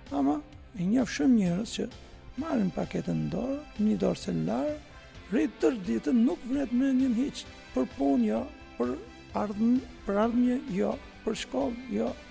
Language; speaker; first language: Albanian; non-native, fluent; Turkish